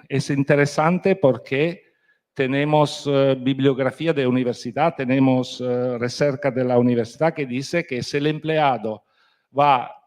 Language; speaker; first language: Spanish; non-native, fluent; Italian